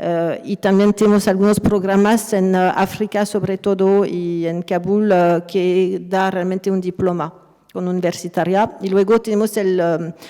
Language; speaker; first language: Spanish; non-native, fluent; French